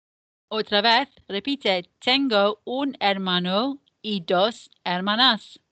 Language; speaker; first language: Spanish; non-native, fluent; English